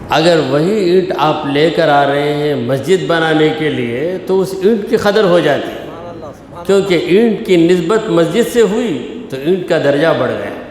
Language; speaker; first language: Urdu; native; Urdu